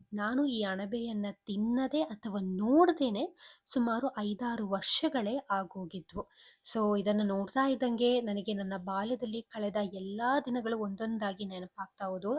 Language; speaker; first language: Kannada; non-native, local second language; Kodava